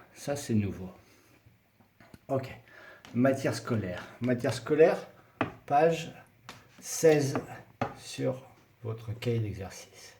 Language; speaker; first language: French; non-native, fluent; Spanish